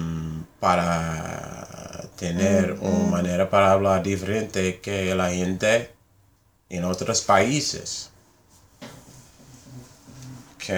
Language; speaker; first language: Spanish; non-native, learner; English